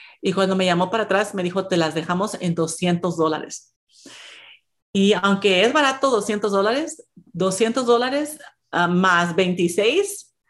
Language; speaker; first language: Spanish; early bilingual, heritage; Spanish